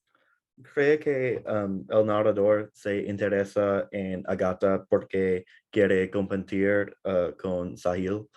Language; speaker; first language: Spanish; non-native, learner; English